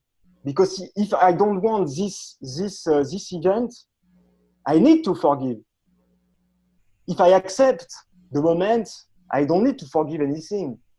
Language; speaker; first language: English; non-native, learner; French